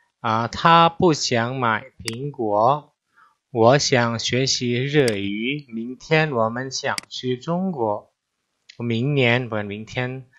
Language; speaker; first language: Chinese; non-native, fluent; Indonesian